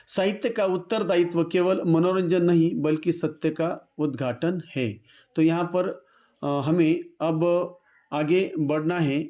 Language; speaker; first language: Hindi; non-native, local second language; Marathi